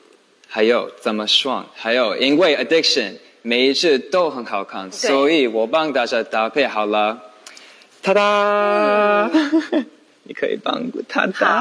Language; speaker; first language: Chinese; non-native, learner; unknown